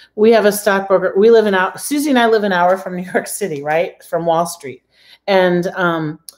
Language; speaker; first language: English; native; English